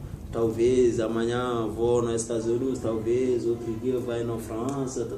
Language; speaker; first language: Portuguese; non-native, learner; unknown